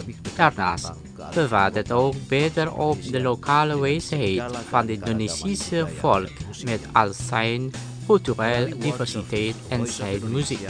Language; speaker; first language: Dutch; non-native, learner; Indonesian